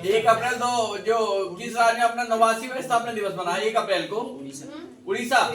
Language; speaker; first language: Hindi; native; Hindi